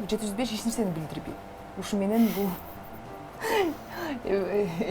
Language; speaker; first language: Kyrgyz; non-native, local second language; Russian